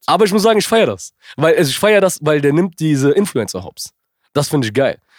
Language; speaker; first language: German; early bilingual, other home language; Arabic